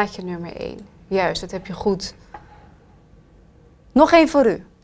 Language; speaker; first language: Dutch; native; Dutch